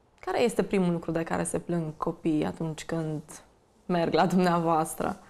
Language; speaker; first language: Romanian; native; Romanian